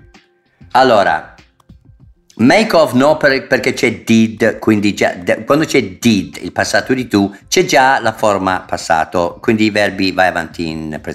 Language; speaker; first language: Italian; non-native, fluent; English